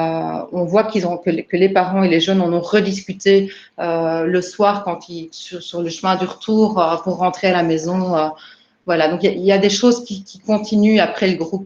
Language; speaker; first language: French; native; French